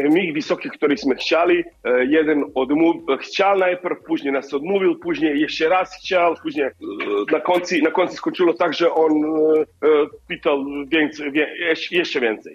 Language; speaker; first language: Polish; non-native, learner; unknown